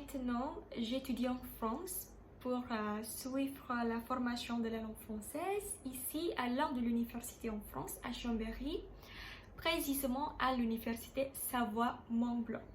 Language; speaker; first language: French; non-native, learner; Indonesian